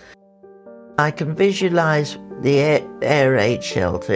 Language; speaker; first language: English; native; English